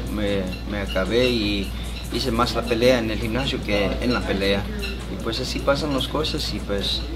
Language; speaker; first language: Spanish; early bilingual, heritage; Spanish